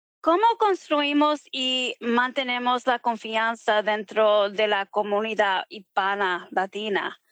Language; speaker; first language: Spanish; early bilingual, heritage; Spanish